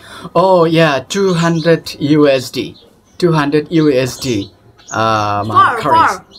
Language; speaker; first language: English; non-native, local second language; Bangla